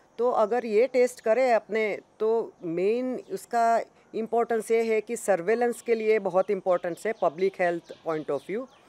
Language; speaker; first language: Hindi; non-native, local second language; Gujarati